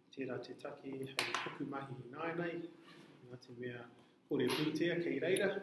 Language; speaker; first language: Māori; non-native, learner; English